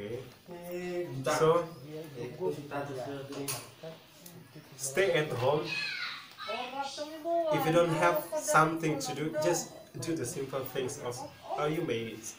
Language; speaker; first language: English; non-native, learner; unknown